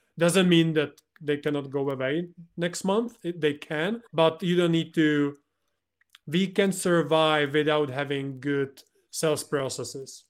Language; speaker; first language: English; non-native, fluent; Czech